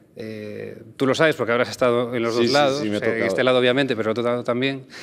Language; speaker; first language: Spanish; native; Spanish